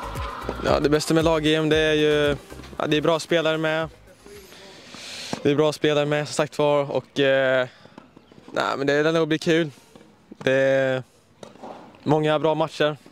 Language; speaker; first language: Swedish; native; Swedish